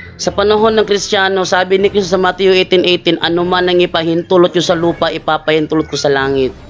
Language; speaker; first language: Filipino; non-native, local second language; Cebuano